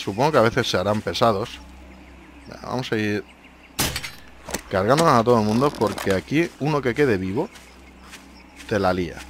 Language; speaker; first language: Spanish; native; Spanish